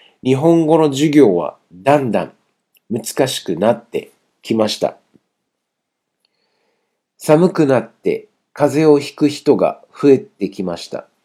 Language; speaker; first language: Japanese; non-native, fluent; Chinese